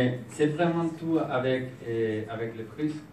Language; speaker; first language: French; non-native, learner; Spanish